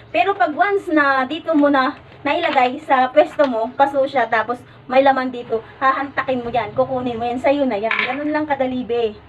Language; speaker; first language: Filipino; native; Filipino